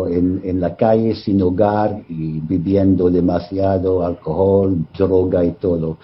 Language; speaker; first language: Spanish; non-native, fluent; English